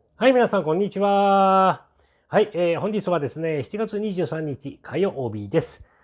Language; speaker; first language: Japanese; native; Japanese